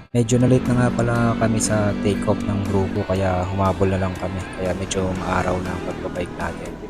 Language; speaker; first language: Filipino; native; Filipino